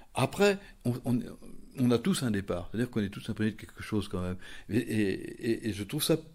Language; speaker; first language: French; native; French